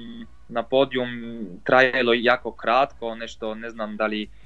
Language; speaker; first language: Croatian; non-native, fluent; Polish